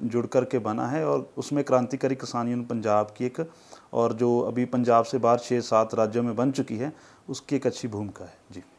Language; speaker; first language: Hindi; non-native, local second language; Punjabi